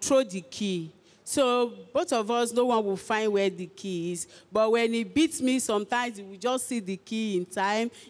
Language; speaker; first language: English; non-native, local second language; Igbo